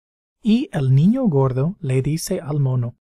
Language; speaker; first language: Spanish; non-native, fluent; English